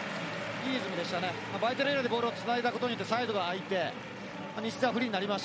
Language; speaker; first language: Japanese; native; Japanese